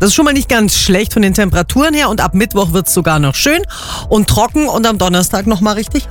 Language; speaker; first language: German; native; German